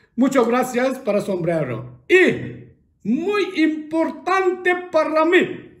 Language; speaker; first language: Spanish; non-native, learner; Turkish